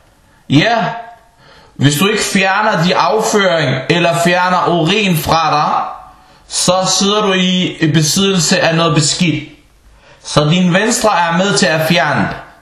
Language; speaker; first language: Danish; non-native, fluent; Arabic